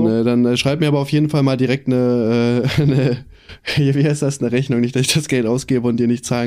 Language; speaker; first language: German; native; German